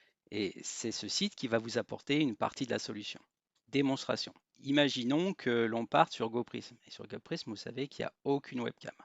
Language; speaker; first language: French; native; French